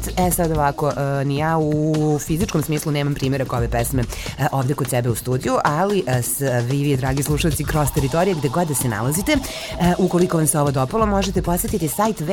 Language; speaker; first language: Serbian; native; Serbian